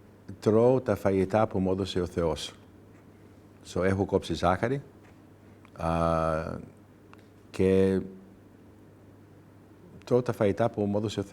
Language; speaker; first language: Greek; early bilingual, heritage; English